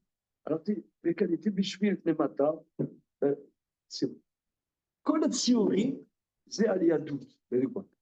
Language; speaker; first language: Hebrew; non-native, fluent; French